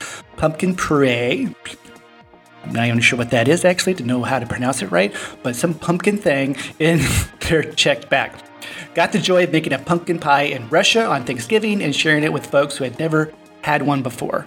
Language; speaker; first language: English; native; English